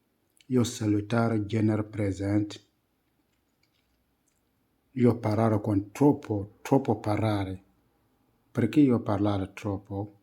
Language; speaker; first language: Italian; non-native, learner; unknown